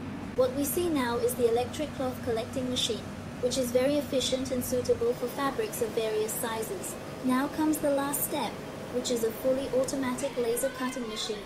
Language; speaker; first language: English; non-native, fluent; Chinese